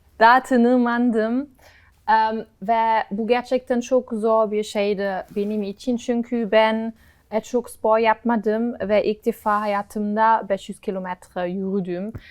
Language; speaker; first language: Turkish; non-native, learner; German